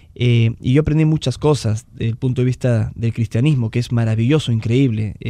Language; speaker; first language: Spanish; native; Spanish